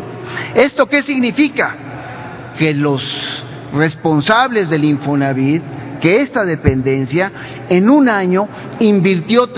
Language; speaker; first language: Spanish; native; Spanish